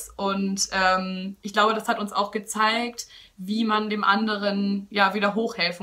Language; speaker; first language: German; native; German